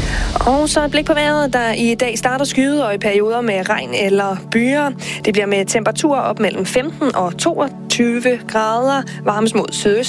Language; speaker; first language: Danish; native; Danish